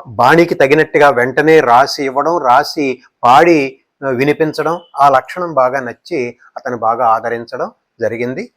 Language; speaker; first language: Telugu; native; Telugu